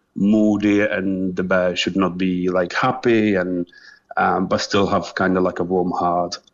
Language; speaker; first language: English; non-native, fluent; Czech